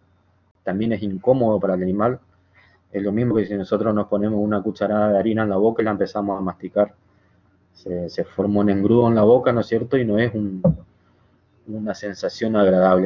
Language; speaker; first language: Spanish; native; Spanish